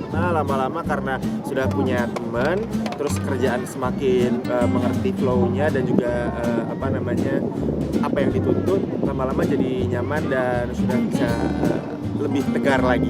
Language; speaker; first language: Indonesian; native; Indonesian